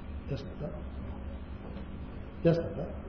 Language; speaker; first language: Russian; non-native, learner; Tibetan